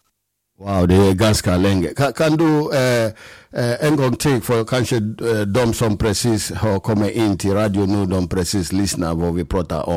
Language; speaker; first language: Swedish; non-native, fluent; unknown